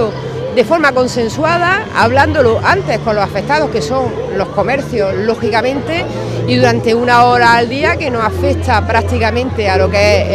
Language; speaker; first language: Spanish; native; Spanish